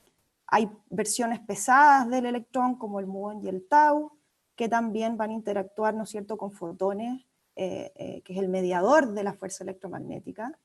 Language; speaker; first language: Spanish; native; Spanish